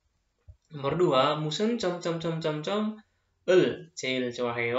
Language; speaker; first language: Korean; non-native, fluent; Indonesian